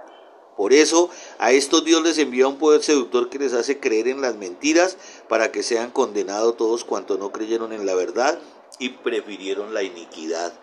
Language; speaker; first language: Spanish; native; Spanish